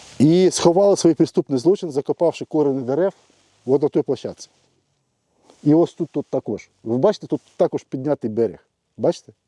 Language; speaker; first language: Ukrainian; non-native, local second language; Russian